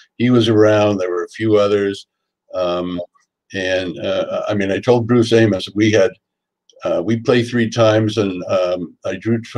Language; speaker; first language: English; native; English